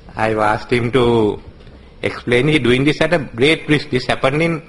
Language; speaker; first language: English; non-native, local second language; Sinhala